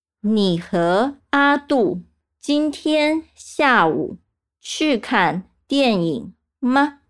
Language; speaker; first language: Chinese; non-native, fluent; Portuguese